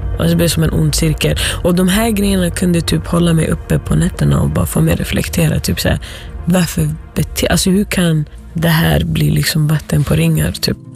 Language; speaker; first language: Swedish; early bilingual, other home language; Somali